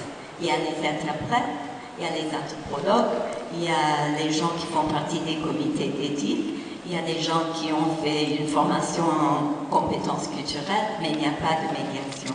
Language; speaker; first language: French; non-native, fluent; English